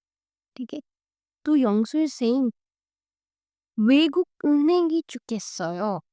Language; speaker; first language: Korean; non-native, fluent; Hindi